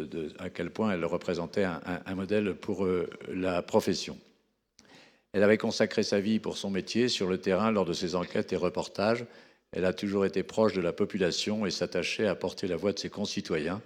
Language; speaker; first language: French; native; French